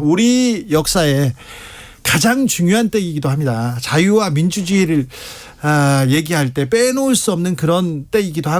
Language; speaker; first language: Korean; native; Korean